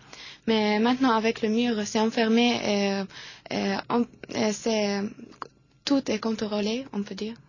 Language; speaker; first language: French; non-native, learner; Arabic